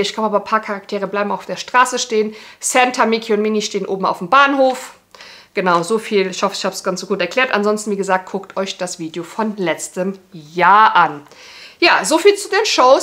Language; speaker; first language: German; native; German